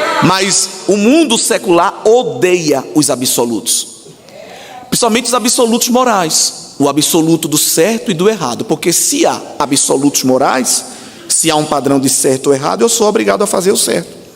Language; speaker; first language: Portuguese; native; Portuguese